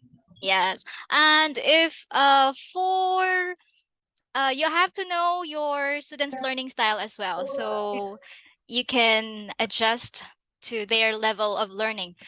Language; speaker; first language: English; non-native, fluent; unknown